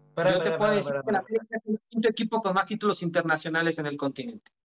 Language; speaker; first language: Spanish; native; Spanish